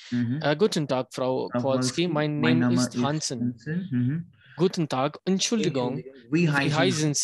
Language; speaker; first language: German; non-native, learner; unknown